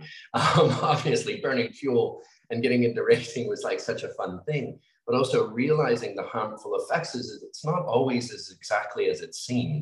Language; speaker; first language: English; native; English